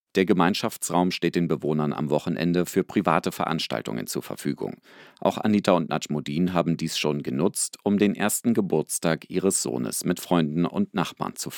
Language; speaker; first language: German; native; German